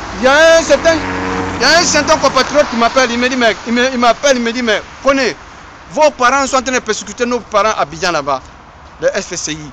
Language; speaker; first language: French; non-native, local second language; Dyula